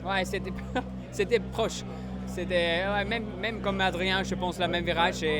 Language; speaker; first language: French; non-native, learner; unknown